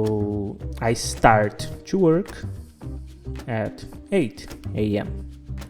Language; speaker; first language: English; non-native, fluent; Portuguese